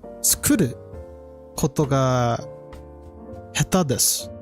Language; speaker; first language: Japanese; non-native, learner; English